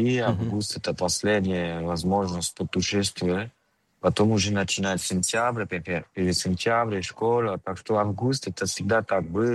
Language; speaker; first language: Russian; non-native, fluent; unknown